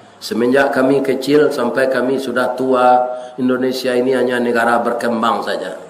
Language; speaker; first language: Malay; non-native, local second language; Minangkabau